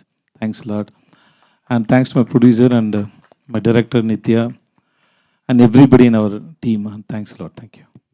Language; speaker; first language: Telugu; non-native, learner; Tamil